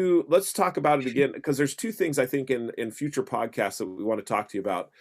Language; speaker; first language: English; native; English